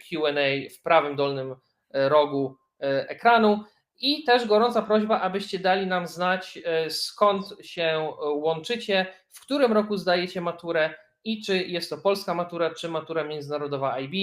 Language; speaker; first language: Polish; native; Polish